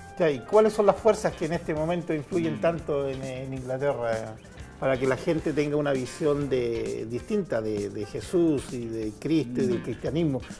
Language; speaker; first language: Spanish; native; Spanish